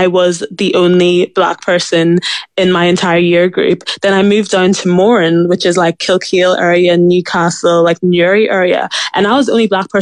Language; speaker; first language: English; native; English